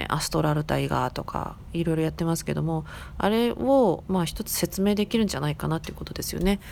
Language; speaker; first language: Japanese; native; Japanese